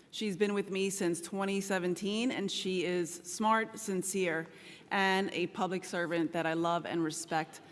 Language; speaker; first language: English; native; English